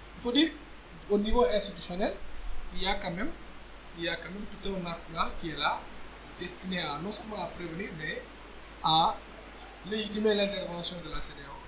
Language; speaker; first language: French; non-native, local second language; Wolof